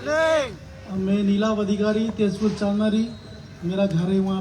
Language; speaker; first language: Hindi; non-native, local second language; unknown